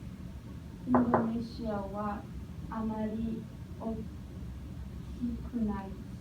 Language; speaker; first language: Japanese; non-native, learner; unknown